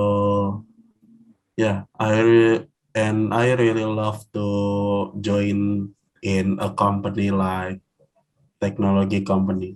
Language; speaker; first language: English; non-native, learner; Indonesian